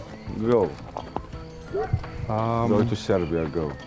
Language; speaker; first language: English; non-native, learner; Arabic